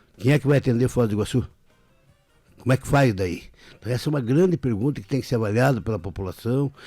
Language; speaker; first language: Portuguese; native; Portuguese